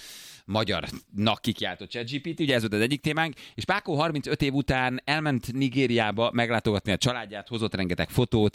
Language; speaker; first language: Hungarian; native; Hungarian